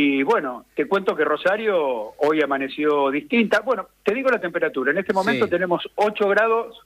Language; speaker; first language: Spanish; native; Spanish